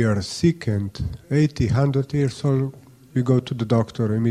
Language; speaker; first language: English; non-native, fluent; Slovenian